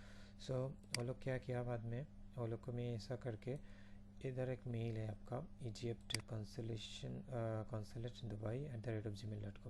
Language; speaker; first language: Hindi; non-native, fluent; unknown